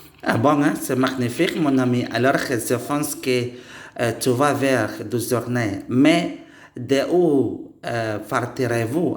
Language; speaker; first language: French; non-native, learner; Indonesian